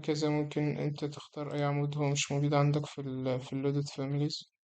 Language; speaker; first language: Arabic; native; Arabic